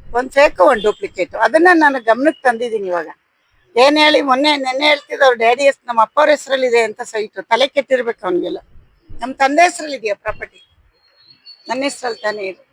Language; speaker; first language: Kannada; native; Kannada